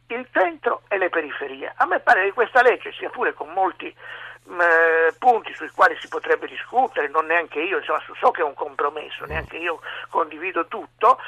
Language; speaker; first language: Italian; native; Italian